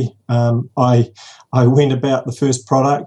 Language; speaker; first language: English; native; English